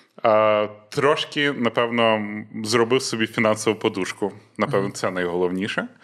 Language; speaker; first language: Ukrainian; native; Ukrainian